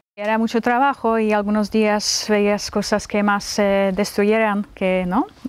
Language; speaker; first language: Spanish; non-native, fluent; Czech